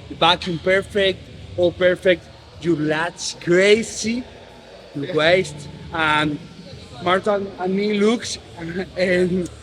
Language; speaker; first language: English; non-native, learner; Spanish